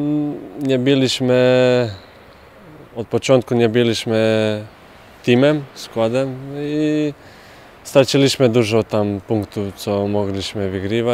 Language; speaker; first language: Polish; non-native, fluent; Bosnian